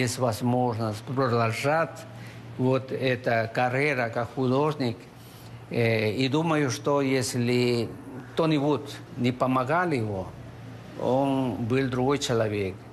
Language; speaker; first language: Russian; non-native, learner; Spanish